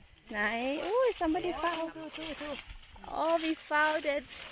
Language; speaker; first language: English; non-native, fluent; Thai